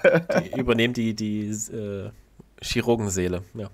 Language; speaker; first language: German; native; German